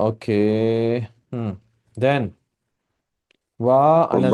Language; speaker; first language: Arabic; non-native, fluent; Urdu